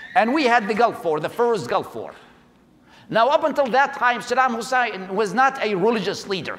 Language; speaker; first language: English; non-native, fluent; Arabic